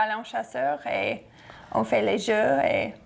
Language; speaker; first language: French; non-native, fluent; English